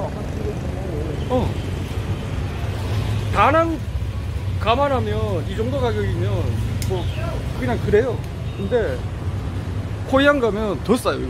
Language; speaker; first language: Korean; native; Korean